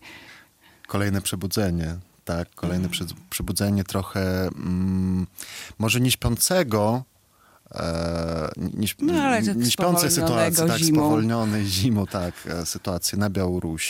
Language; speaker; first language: Polish; non-native, fluent; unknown